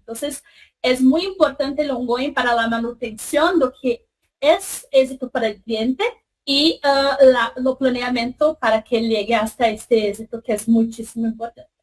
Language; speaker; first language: Spanish; non-native, fluent; Portuguese